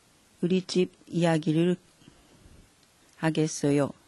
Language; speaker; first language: Korean; non-native, fluent; Japanese